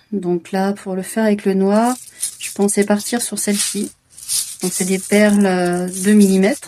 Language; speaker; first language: French; native; French